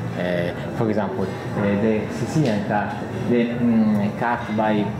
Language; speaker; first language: English; non-native, learner; Italian